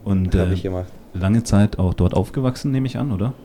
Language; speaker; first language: German; native; German